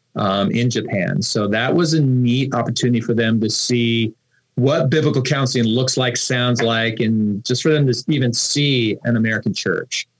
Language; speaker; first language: English; native; English